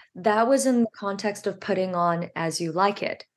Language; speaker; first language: English; native; English